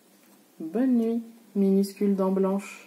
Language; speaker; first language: French; native; French